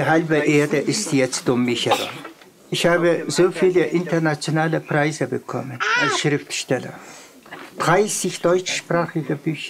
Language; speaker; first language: German; non-native, fluent; Tuvinian